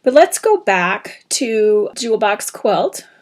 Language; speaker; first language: English; native; English